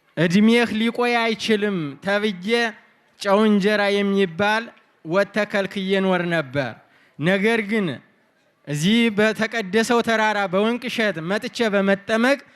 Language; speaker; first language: Amharic; native; Amharic